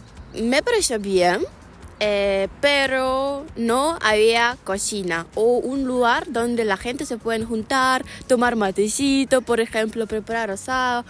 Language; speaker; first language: Spanish; non-native, learner; Ukrainian